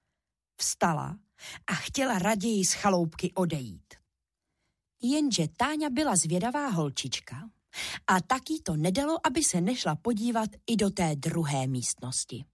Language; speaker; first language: Czech; native; Czech